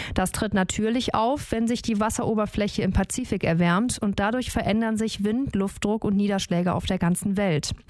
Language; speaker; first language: German; native; German